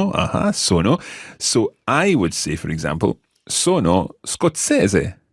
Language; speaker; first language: Italian; non-native, fluent; English